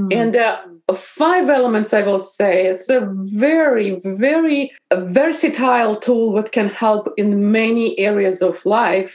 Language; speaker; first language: English; non-native, fluent; Russian